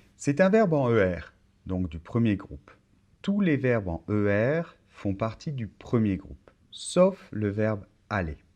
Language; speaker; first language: French; native; French